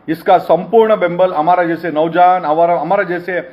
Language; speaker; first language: Hindi; non-native, local second language; Kannada